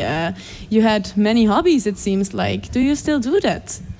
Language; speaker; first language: English; non-native, fluent; German